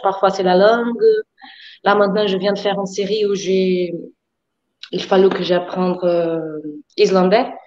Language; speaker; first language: French; non-native, fluent; Portuguese